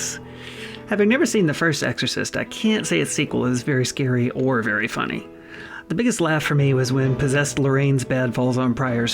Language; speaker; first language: English; native; English